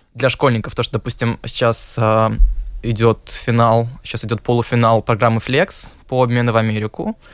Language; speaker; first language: Russian; native; Russian